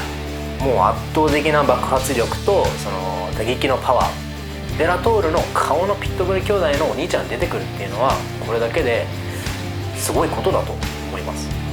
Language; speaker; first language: Japanese; native; Japanese